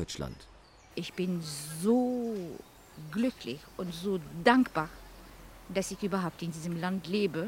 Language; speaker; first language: German; non-native, fluent; Arabic